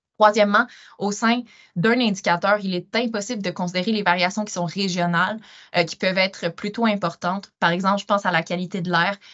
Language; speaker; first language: French; native; French